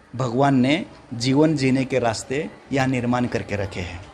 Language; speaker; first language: Hindi; non-native, local second language; Marathi